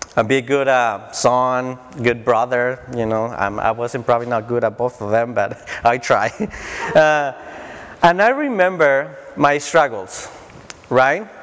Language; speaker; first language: English; non-native, fluent; Spanish